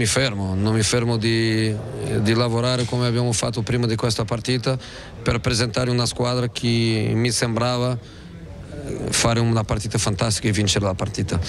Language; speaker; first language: Italian; non-native, fluent; Portuguese